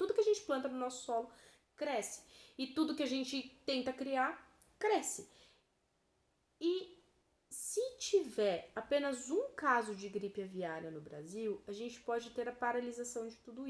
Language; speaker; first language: Portuguese; native; Portuguese